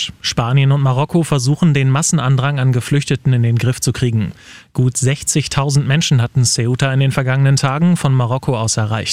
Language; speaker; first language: German; native; German